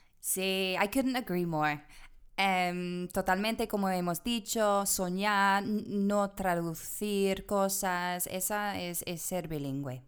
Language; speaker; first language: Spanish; non-native, fluent; English